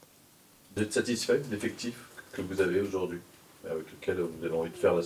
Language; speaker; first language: French; native; French